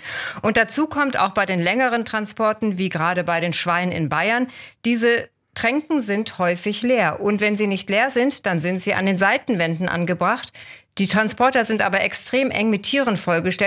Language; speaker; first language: German; native; German